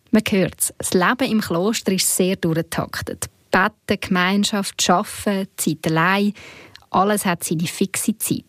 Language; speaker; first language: German; native; German